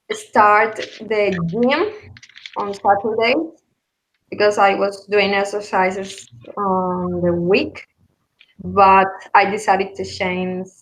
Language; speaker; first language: English; non-native, learner; Spanish